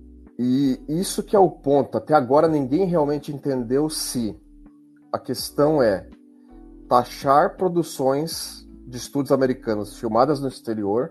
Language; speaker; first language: Portuguese; native; Portuguese